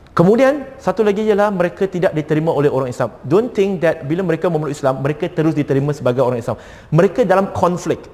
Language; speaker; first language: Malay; non-native, local second language; Cantonese